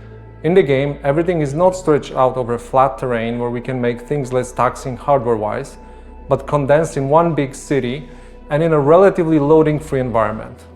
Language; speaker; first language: English; non-native, fluent; Polish